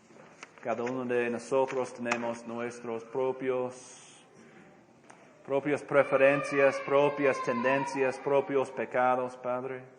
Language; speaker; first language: Spanish; non-native, fluent; English